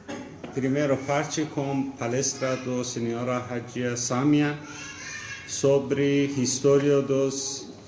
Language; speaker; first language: Portuguese; non-native, fluent; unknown